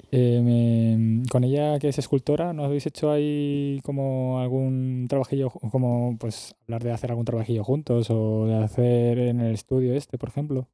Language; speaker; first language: Spanish; native; Spanish